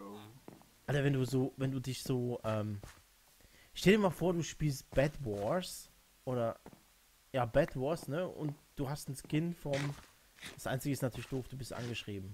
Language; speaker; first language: German; native; German